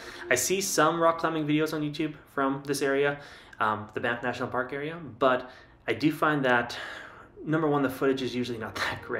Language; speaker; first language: English; native; English